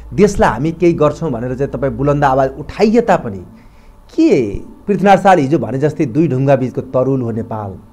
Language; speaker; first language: Nepali; native; Nepali